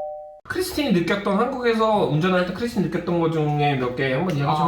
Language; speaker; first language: Korean; native; Korean